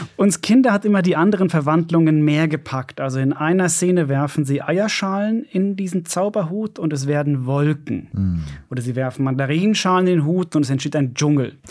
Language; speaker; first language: German; non-native, fluent; Swedish